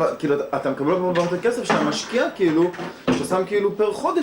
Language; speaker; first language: Hebrew; native; Hebrew